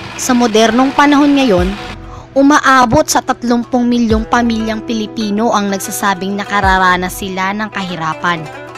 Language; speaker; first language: Filipino; native; Filipino